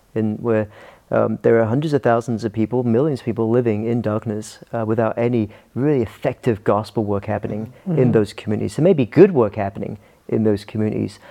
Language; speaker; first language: English; native; English